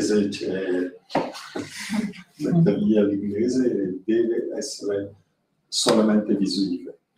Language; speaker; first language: Italian; non-native, learner; French